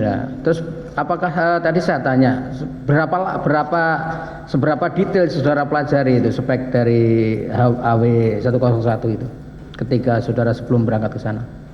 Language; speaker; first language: Indonesian; native; Indonesian